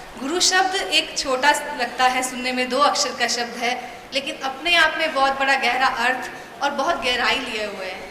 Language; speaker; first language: Hindi; native; Hindi